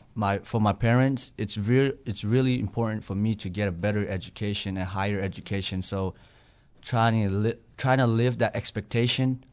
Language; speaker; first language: English; non-native, fluent; Burmese